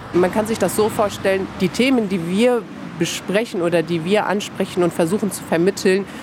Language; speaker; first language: German; native; German